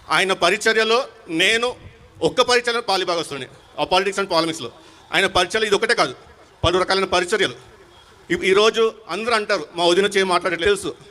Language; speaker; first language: Telugu; non-native, local second language; Urdu